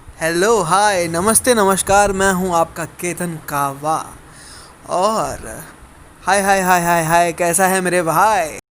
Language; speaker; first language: Hindi; non-native, local second language; Gujarati